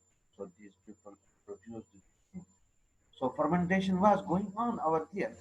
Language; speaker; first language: English; non-native, local second language; Urdu